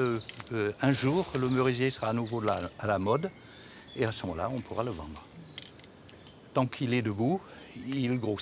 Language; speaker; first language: French; native; French